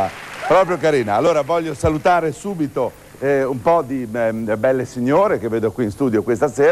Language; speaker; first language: Italian; native; Italian